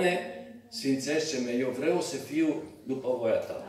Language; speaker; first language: Romanian; non-native, learner; Serbian